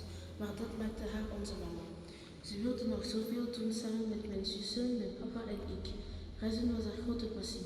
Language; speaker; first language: Dutch; early bilingual, other home language; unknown